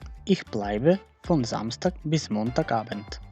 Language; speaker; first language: German; non-native, fluent; Macedonian